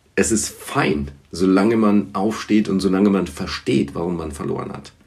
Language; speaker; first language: German; early bilingual, other home language; Bulgarian